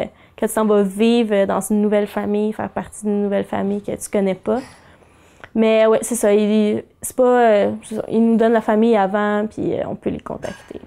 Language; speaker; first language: French; native; French